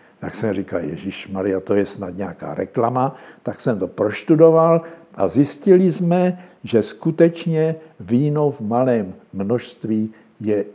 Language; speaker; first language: Czech; native; Czech